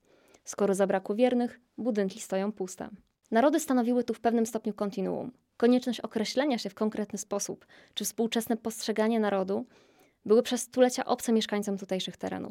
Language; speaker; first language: Polish; native; Polish